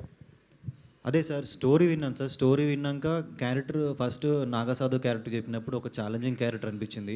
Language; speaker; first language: Telugu; native; Telugu